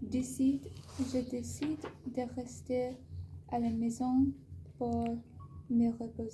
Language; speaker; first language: French; non-native, learner; Thai